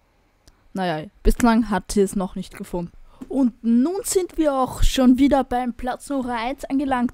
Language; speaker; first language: German; native; German